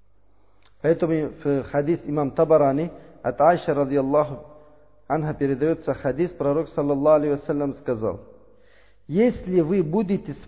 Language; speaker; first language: Russian; non-native, learner; Uzbek